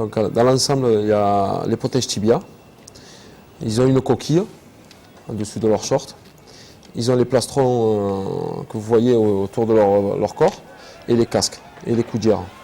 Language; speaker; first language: French; native; French